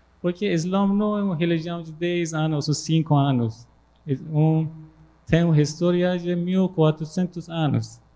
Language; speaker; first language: Portuguese; non-native, learner; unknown